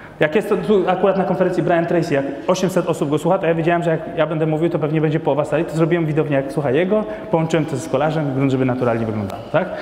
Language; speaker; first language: Polish; non-native, fluent; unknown